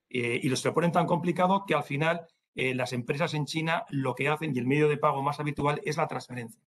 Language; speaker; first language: Spanish; native; Spanish